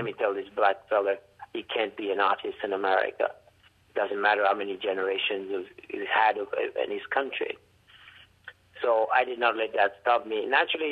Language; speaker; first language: English; non-native, fluent; Haitian Creole